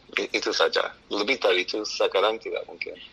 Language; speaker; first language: Indonesian; non-native, fluent; English